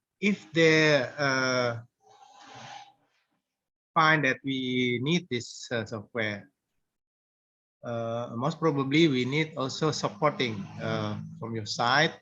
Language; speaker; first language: English; non-native, fluent; Indonesian